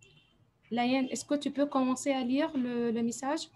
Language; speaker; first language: French; non-native, fluent; Arabic